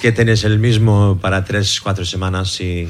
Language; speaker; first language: Spanish; non-native, learner; English